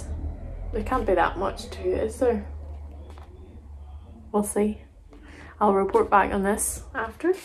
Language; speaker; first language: English; native; English